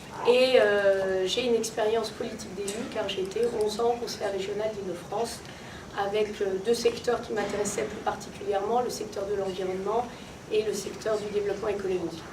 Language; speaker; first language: French; native; French